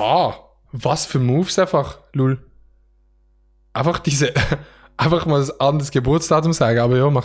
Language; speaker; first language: German; native; German